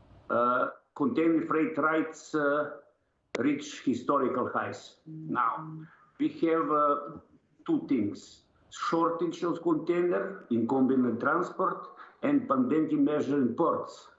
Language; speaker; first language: English; non-native, learner; Serbian